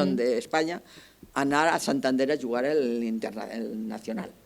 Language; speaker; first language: Spanish; non-native, local second language; Catalan